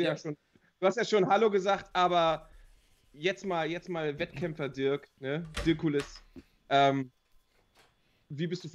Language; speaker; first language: German; native; German